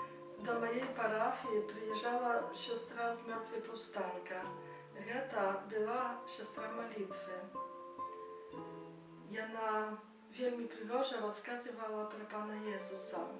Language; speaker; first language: Polish; non-native, learner; Belarusian